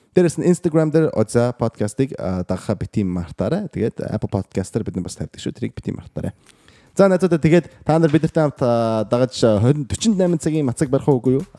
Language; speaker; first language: Mongolian; early bilingual, heritage; Mongolian